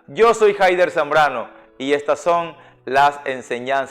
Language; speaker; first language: Spanish; native; Spanish